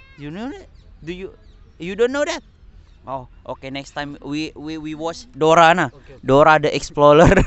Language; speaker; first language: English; non-native, learner; Indonesian